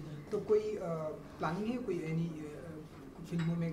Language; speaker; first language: Hindi; native; Hindi